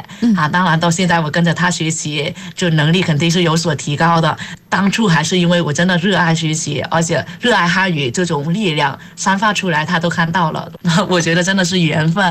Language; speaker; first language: Chinese; non-native, fluent; Vietnamese